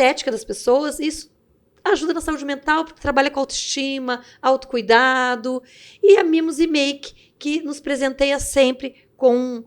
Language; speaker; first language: Portuguese; native; Portuguese